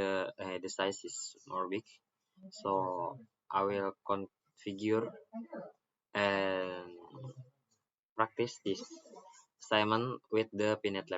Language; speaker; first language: English; non-native, learner; Indonesian